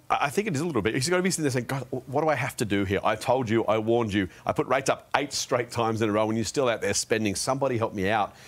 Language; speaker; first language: English; native; English